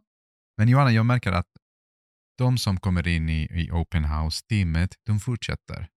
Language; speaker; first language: Swedish; non-native, fluent; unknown